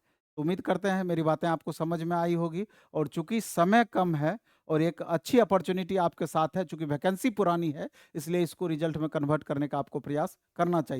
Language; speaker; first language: Hindi; native; Hindi